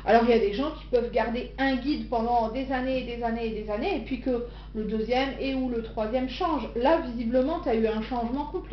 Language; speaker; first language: French; native; French